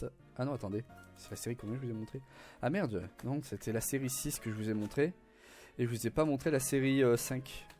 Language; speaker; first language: French; native; French